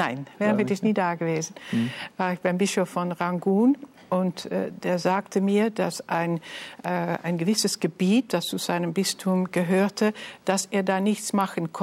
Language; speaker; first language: German; non-native, fluent; Dutch